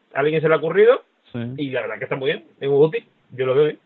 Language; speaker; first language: Spanish; native; Spanish